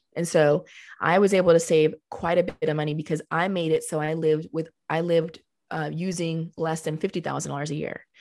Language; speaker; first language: English; early bilingual, other home language; Spanish